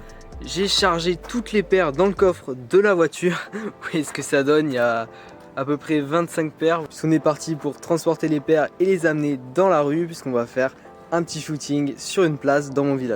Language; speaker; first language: French; native; French